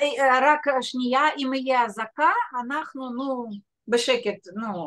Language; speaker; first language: Hebrew; non-native, fluent; Russian